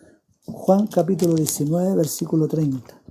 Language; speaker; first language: Spanish; native; Spanish